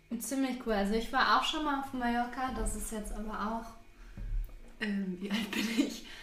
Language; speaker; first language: German; native; German